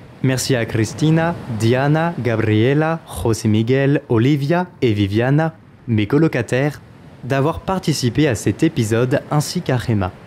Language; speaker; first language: French; native; French